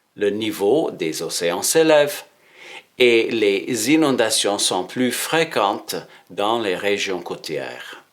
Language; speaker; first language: French; non-native, fluent; English